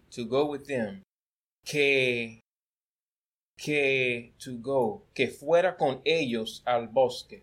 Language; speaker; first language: Spanish; non-native, learner; English